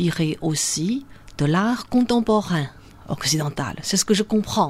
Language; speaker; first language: French; non-native, fluent; Chinese